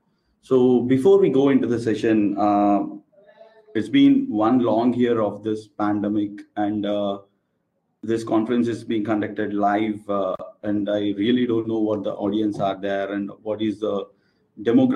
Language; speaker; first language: English; non-native, local second language; Telugu